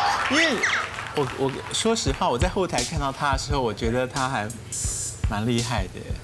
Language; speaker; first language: Chinese; native; Chinese